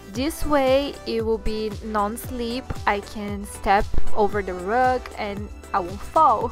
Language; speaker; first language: English; non-native, learner; Portuguese